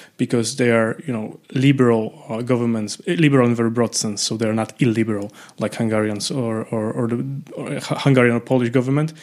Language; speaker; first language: English; non-native, fluent; Polish